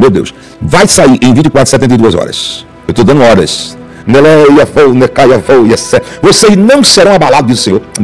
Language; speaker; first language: Portuguese; native; Portuguese